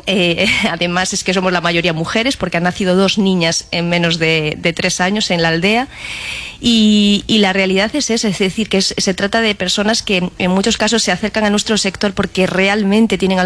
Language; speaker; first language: Spanish; native; Spanish